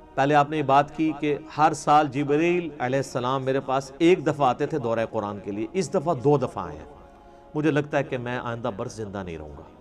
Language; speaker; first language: Urdu; non-native, local second language; Punjabi